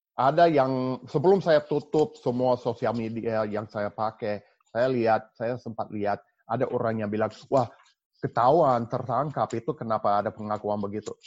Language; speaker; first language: Indonesian; non-native, fluent; English